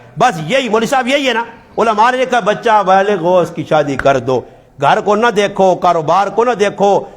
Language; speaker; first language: Urdu; non-native, local second language; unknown